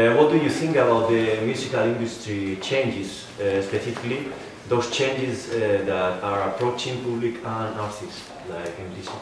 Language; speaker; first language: English; non-native, learner; Spanish